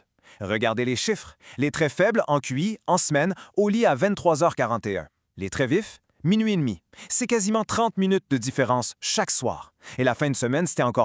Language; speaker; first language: French; native; French